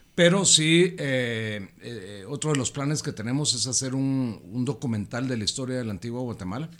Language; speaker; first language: Spanish; native; Spanish